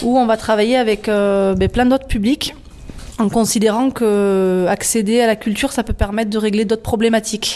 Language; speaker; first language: French; native; French